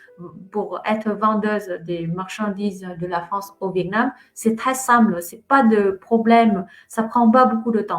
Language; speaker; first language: French; non-native, fluent; Vietnamese